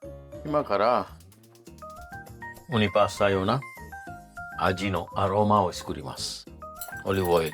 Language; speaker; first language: Japanese; non-native, fluent; Italian